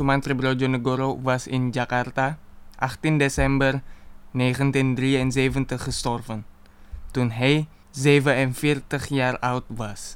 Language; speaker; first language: Dutch; non-native, fluent; Indonesian